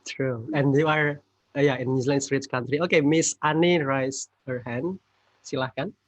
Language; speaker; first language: English; non-native, fluent; Indonesian